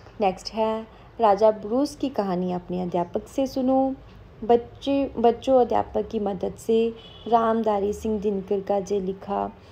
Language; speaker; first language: Hindi; non-native, local second language; Punjabi